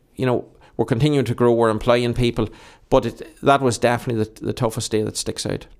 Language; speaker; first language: English; native; English